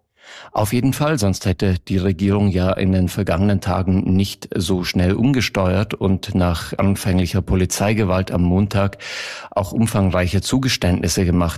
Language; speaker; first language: German; native; German